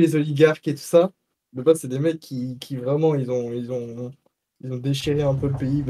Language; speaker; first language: French; native; French